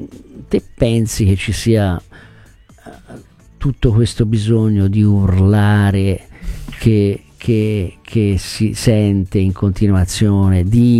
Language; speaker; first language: Italian; native; Italian